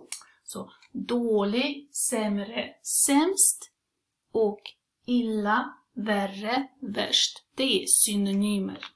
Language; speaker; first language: Swedish; non-native, fluent; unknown